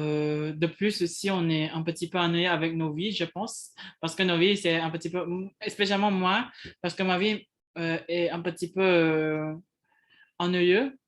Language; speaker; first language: French; non-native, fluent; Indonesian